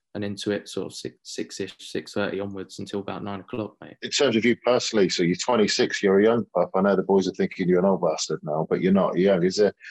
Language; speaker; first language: English; native; English